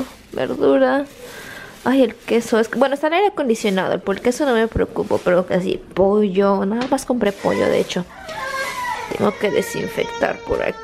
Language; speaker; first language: Spanish; native; Spanish